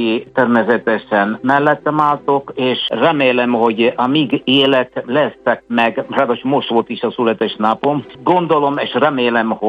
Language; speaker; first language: Hungarian; non-native, fluent; Italian